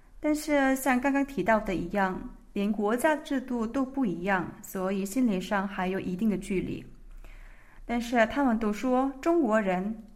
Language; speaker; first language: Chinese; non-native, fluent; Korean